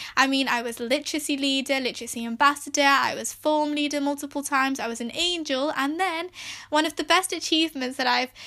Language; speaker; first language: English; native; English